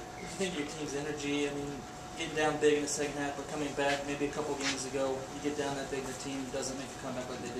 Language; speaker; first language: English; native; English